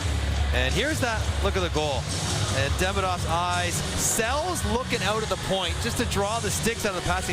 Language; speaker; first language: English; native; English